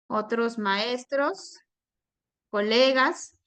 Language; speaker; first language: Spanish; native; Spanish